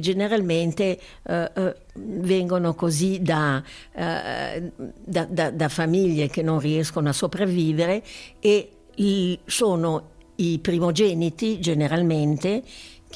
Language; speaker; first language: Italian; native; Italian